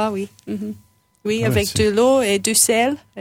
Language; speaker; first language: French; non-native, learner; English